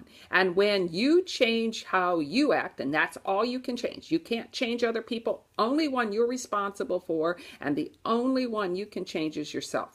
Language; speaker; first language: English; native; English